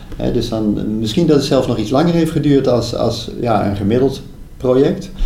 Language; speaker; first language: Dutch; native; Dutch